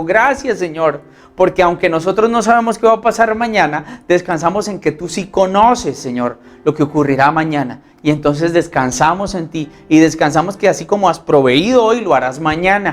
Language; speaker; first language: Spanish; native; Spanish